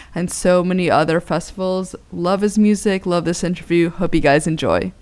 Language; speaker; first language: English; non-native, local second language; Cantonese